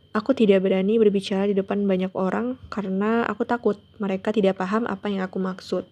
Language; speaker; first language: Indonesian; non-native, local second language; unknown